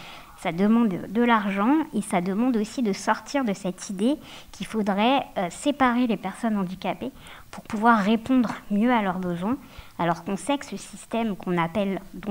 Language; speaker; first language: French; native; French